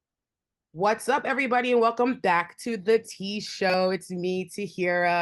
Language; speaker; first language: English; native; English